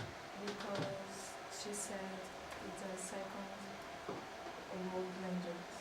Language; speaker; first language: English; non-native, learner; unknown